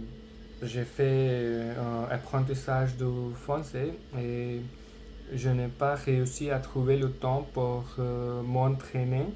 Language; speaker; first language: French; non-native, learner; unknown